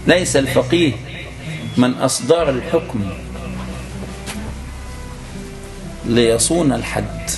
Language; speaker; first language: Arabic; native; Arabic